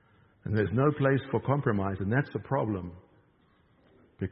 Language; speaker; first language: English; native; English